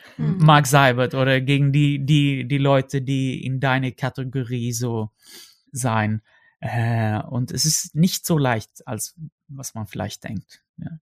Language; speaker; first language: German; non-native, fluent; Swedish